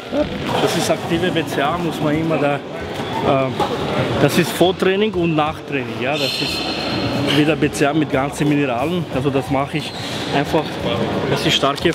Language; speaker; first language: German; non-native, learner; Armenian